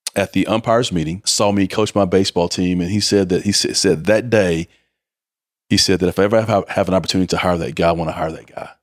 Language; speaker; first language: English; native; English